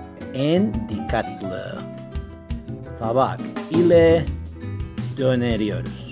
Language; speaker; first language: Turkish; non-native, learner; Spanish